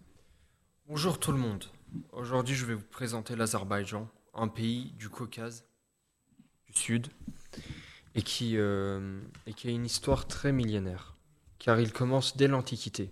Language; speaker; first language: French; early bilingual, other home language; Azerbaijani